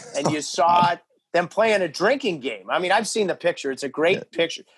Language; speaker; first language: English; native; English